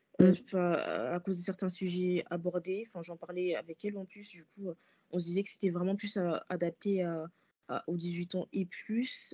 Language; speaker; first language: French; early bilingual, other home language; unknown